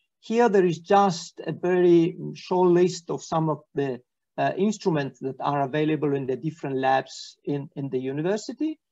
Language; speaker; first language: English; non-native, fluent; Italian